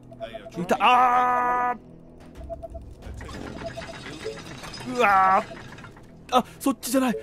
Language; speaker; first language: Japanese; native; Japanese